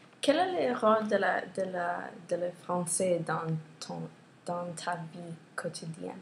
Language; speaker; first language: French; non-native, learner; English